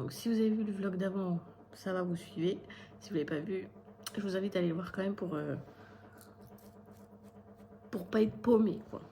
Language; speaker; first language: French; native; French